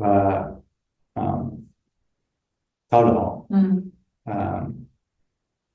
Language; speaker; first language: Vietnamese; non-native, learner; English